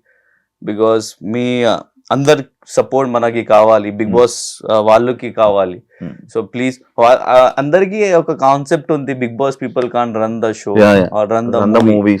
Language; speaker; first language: Telugu; non-native, local second language; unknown